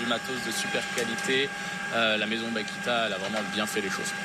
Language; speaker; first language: French; native; French